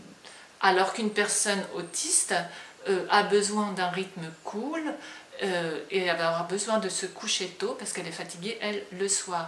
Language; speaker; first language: French; native; French